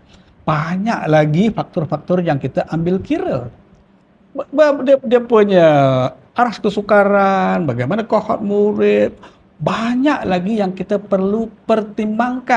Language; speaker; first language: Malay; native; Malay